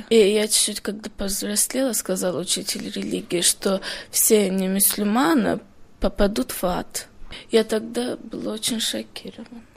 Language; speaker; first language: Russian; early bilingual, heritage; Russian